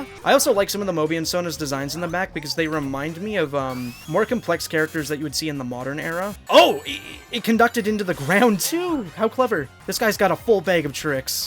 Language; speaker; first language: English; native; English